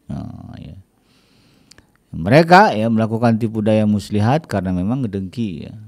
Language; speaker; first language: Indonesian; native; Indonesian